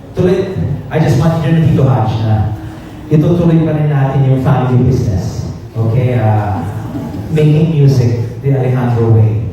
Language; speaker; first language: English; native; English